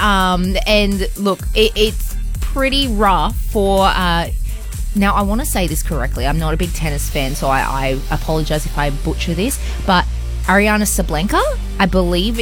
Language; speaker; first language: English; native; English